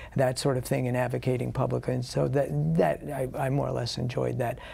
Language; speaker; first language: English; native; English